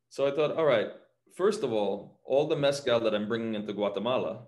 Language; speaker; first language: English; native; English